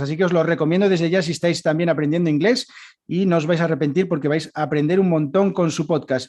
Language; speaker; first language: Spanish; native; Spanish